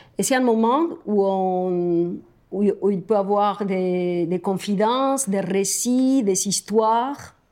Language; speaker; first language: French; non-native, fluent; Spanish